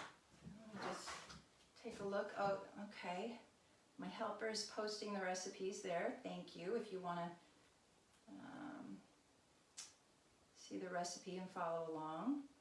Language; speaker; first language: English; native; English